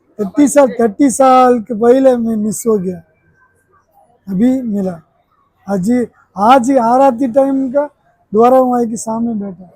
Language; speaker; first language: Hindi; non-native, local second language; Tamil